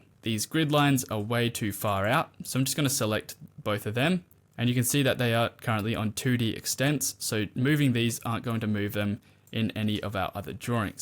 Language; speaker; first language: English; native; English